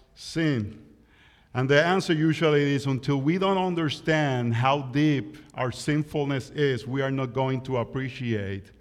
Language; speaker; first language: English; non-native, fluent; Spanish